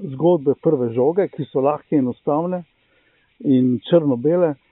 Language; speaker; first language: Slovenian; native; Slovenian